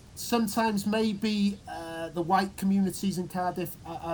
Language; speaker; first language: English; native; English